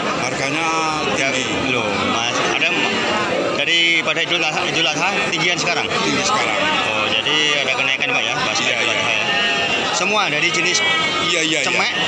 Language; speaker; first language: Indonesian; non-native, local second language; Javanese